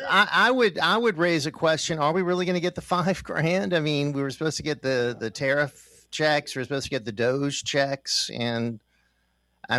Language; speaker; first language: English; native; English